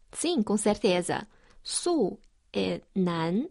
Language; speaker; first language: Portuguese; non-native, fluent; Chinese